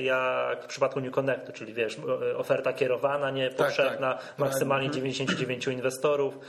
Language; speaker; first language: Polish; native; Polish